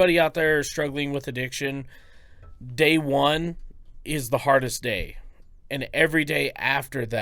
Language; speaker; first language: English; native; English